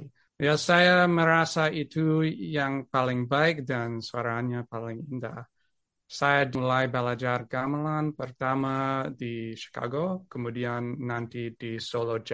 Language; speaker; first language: Indonesian; non-native, fluent; English